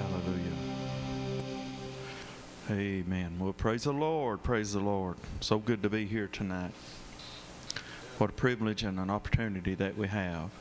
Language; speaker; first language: English; native; English